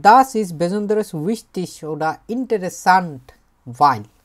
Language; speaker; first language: German; non-native, fluent; Bangla